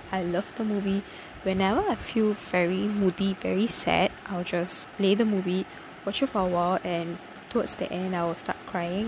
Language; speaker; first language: English; non-native, local second language; Tamil